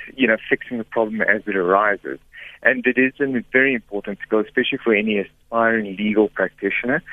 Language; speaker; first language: English; native; English